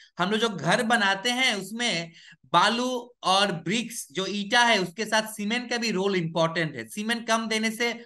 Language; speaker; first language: Hindi; non-native, local second language; Bangla